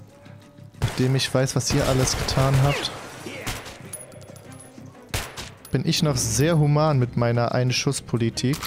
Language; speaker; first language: German; native; German